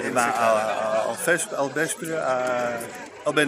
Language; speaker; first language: Catalan; non-native, fluent; Dutch